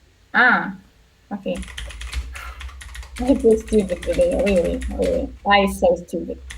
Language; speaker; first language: English; non-native, learner; Russian